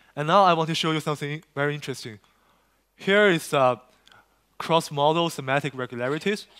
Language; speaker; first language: English; non-native, fluent; Chinese